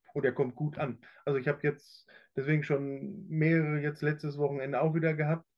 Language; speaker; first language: German; native; German